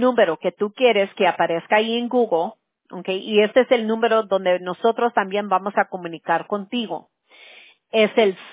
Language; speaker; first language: Spanish; early bilingual, heritage; English